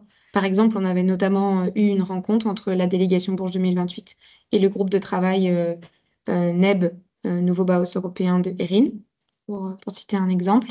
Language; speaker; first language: French; native; French